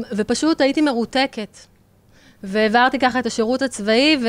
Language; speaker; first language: Hebrew; native; Hebrew